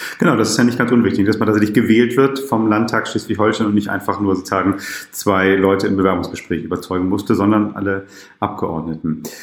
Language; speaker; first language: German; native; German